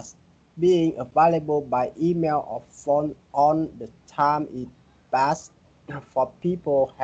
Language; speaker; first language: English; non-native, learner; Vietnamese